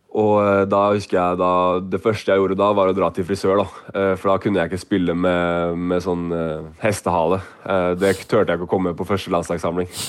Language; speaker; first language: Norwegian; native; Norwegian